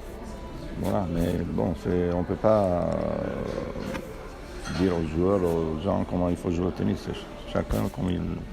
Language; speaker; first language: French; non-native, fluent; Romanian